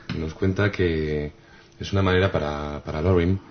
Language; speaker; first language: Spanish; native; Spanish